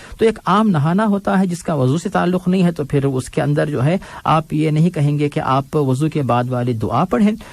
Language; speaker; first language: Urdu; native; Urdu